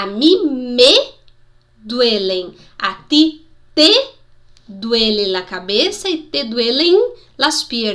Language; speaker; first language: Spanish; non-native, fluent; Portuguese